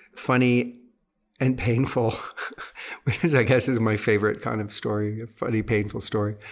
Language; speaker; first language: English; native; English